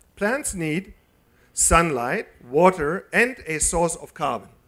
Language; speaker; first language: English; non-native, fluent; German